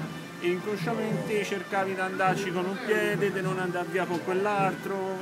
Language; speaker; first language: Italian; native; Italian